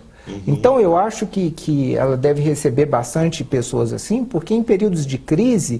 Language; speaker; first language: Portuguese; native; Portuguese